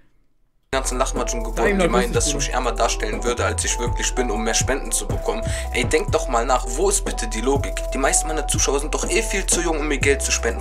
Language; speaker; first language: German; native; German